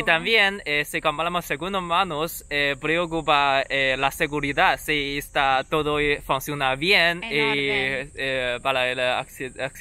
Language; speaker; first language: Spanish; non-native, learner; Chinese